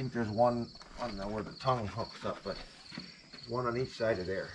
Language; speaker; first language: English; native; English